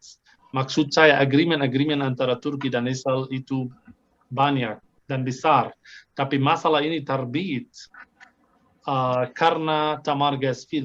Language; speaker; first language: Indonesian; non-native, fluent; Arabic